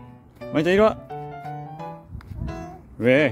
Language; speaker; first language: Korean; native; Korean